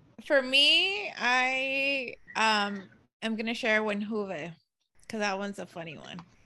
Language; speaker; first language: English; early bilingual, other home language; Spanish